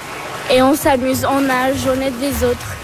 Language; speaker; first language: French; early bilingual, other home language; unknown